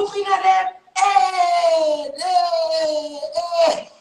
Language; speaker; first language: English; native; English